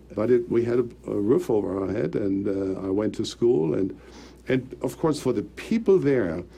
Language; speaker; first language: English; early bilingual, other home language; German